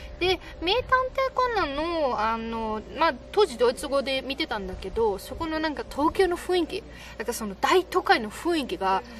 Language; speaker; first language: Japanese; non-native, fluent; German